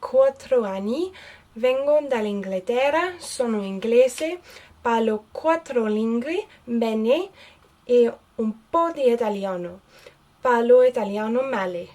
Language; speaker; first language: Italian; non-native, learner; English